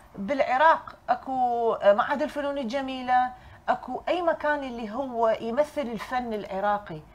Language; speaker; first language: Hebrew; non-native, fluent; Arabic